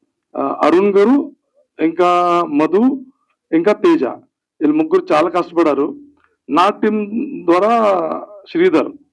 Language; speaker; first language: Telugu; early bilingual, heritage; Telugu